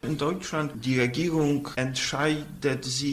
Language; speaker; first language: German; non-native, fluent; Polish